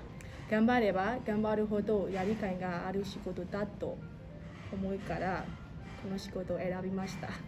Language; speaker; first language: Japanese; non-native, learner; Burmese